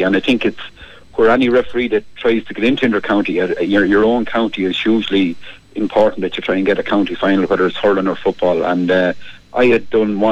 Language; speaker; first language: English; native; English